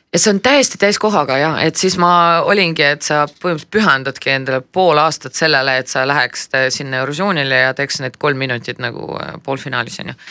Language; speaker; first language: Estonian; non-native, local second language; Russian